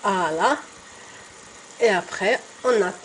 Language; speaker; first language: French; non-native, local second language; Arabic